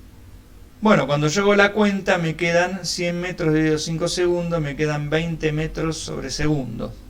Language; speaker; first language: Spanish; native; Spanish